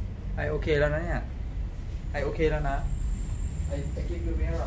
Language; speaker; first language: English; non-native, learner; Thai